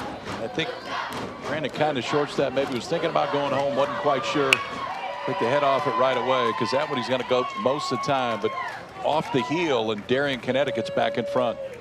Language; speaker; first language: English; native; English